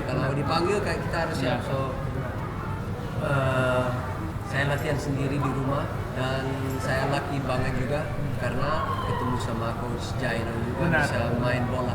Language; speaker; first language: Indonesian; non-native, fluent; Dutch